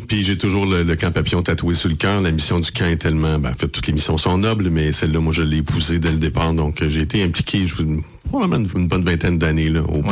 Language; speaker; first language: French; native; French